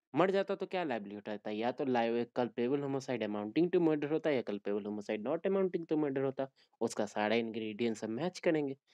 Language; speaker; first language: Hindi; native; Hindi